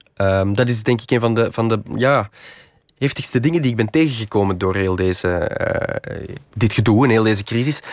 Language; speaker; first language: Dutch; native; Dutch